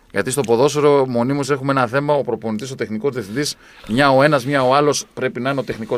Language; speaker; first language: Greek; native; Greek